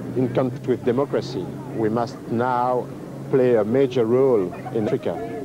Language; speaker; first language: English; non-native, fluent; French